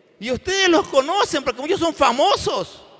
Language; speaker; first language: Spanish; native; Spanish